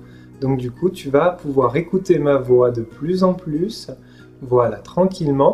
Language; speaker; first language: French; native; French